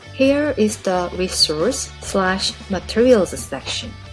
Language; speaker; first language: English; non-native, fluent; Korean